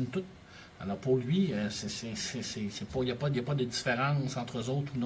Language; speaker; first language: French; native; French